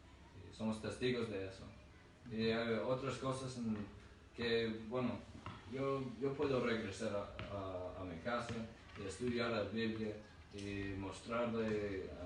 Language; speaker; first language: Spanish; non-native, learner; English